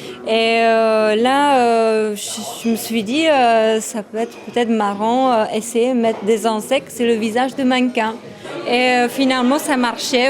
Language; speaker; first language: French; non-native, fluent; Czech